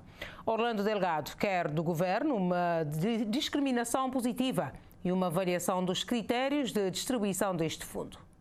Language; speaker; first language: Portuguese; non-native, local second language; Kabuverdianu